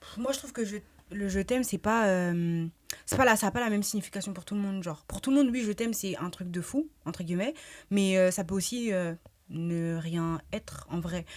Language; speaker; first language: French; early bilingual, other home language; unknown